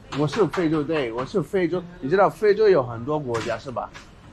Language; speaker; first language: Chinese; non-native, learner; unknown